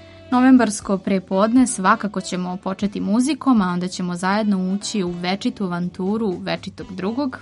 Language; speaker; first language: Serbian; native; Serbian